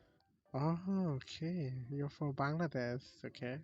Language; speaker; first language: English; non-native, learner; Bangla